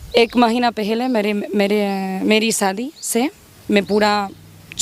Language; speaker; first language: Hindi; non-native, learner; Spanish